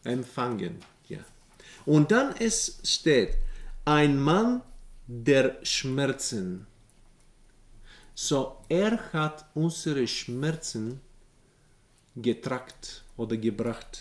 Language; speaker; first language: German; non-native, learner; Bulgarian